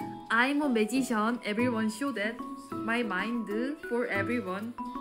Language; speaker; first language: English; non-native, learner; Korean